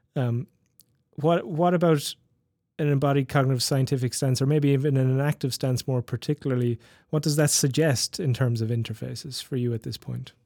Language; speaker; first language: English; native; English